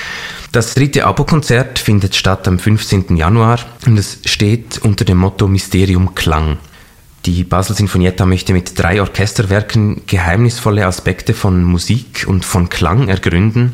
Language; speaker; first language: German; native; German